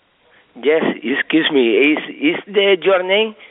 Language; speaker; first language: English; non-native, learner; Spanish